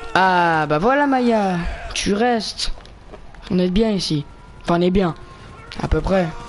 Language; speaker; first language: French; native; French